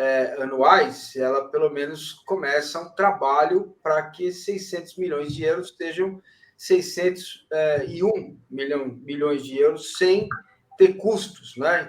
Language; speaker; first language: Portuguese; native; Portuguese